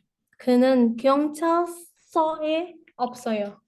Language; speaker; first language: Korean; non-native, learner; Indonesian